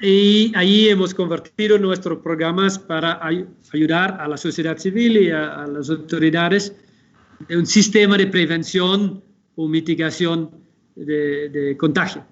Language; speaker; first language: Spanish; non-native, fluent; Dutch